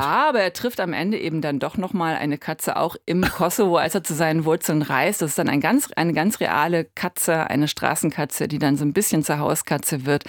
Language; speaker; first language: German; native; German